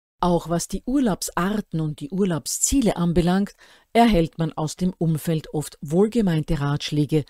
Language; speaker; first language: German; native; German